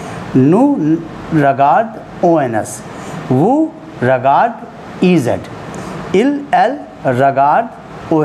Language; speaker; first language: French; non-native, learner; Hindi